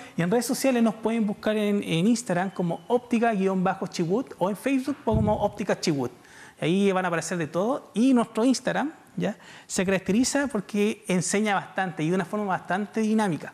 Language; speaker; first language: Spanish; native; Spanish